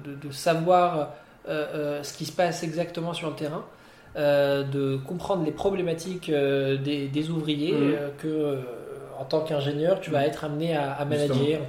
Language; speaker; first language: French; non-native, local second language; Arabic